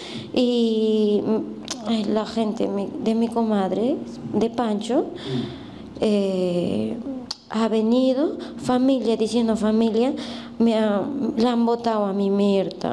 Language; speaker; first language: Spanish; native; Spanish